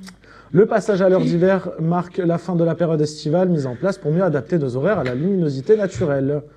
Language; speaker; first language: French; native; French